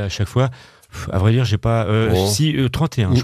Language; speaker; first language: French; native; French